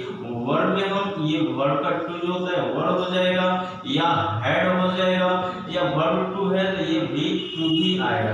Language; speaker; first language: Hindi; native; Hindi